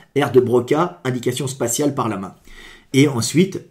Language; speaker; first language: French; native; French